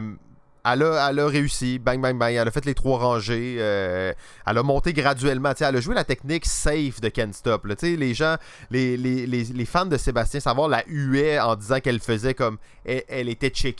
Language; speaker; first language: French; native; French